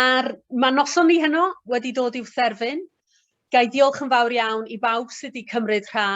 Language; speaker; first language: Welsh; native; Welsh